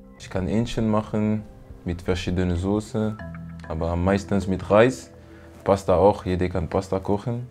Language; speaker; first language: German; non-native, learner; French